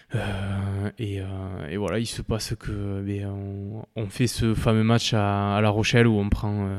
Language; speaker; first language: French; native; French